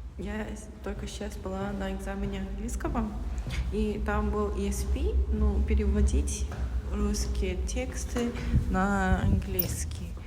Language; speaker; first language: Russian; non-native, learner; Korean